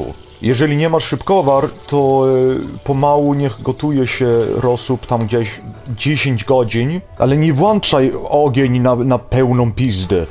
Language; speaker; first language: Polish; early bilingual, heritage; Polish